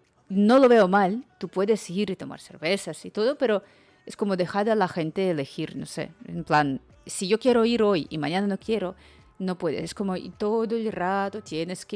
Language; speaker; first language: Spanish; non-native, fluent; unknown